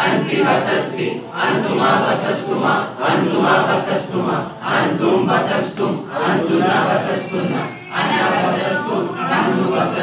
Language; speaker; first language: Arabic; non-native, fluent; Urdu